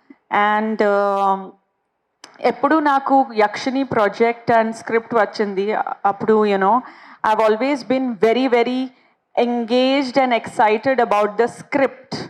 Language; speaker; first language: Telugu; non-native, fluent; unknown